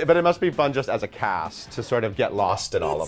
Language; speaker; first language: English; native; English